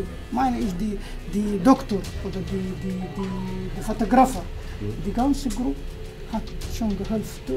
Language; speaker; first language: German; non-native, learner; Arabic